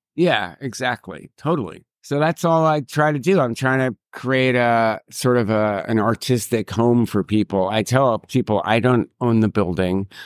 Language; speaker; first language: English; native; English